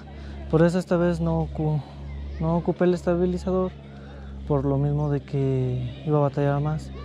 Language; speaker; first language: Spanish; native; Spanish